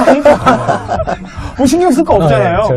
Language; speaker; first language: Korean; native; Korean